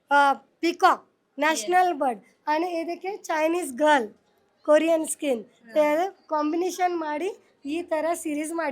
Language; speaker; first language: Kannada; non-native, learner; Hindi